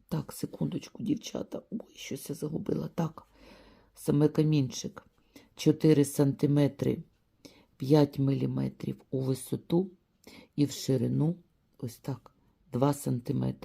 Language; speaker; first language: Ukrainian; native; Ukrainian